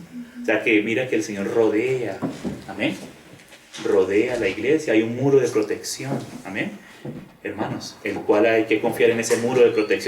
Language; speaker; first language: Spanish; native; Spanish